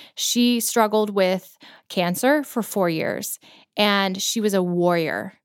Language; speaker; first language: English; native; English